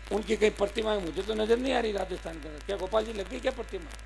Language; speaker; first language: Hindi; native; Hindi